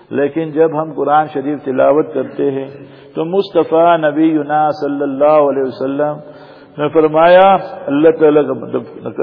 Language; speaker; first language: Urdu; non-native, fluent; Gujarati